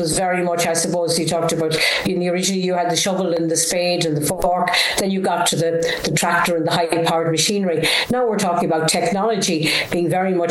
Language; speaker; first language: English; native; English